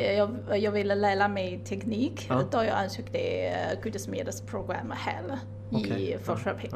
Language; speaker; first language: Swedish; non-native, fluent; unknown